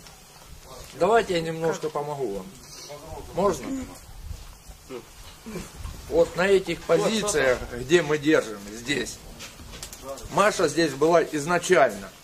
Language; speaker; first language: Russian; native; Russian